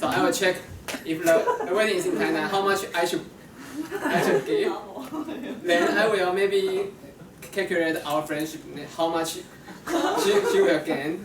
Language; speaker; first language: English; non-native, fluent; Chinese